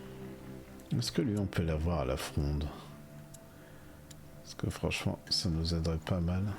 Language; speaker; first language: French; native; French